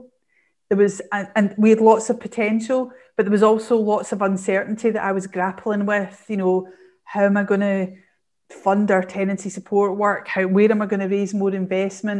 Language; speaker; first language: English; native; English